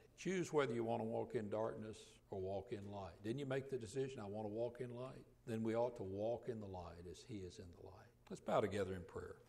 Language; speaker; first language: English; native; English